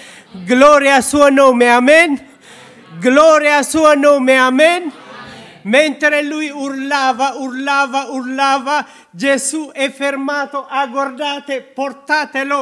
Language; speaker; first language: Italian; non-native, learner; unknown